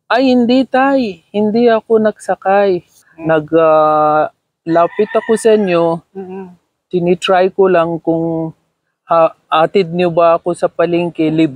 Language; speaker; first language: Filipino; non-native, learner; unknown